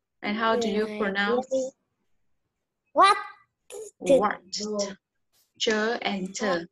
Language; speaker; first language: English; non-native, learner; Vietnamese